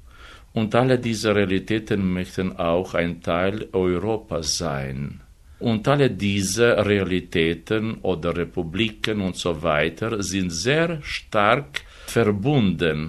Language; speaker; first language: German; non-native, fluent; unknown